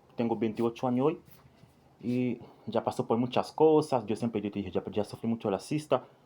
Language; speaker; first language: Spanish; non-native, learner; Haitian Creole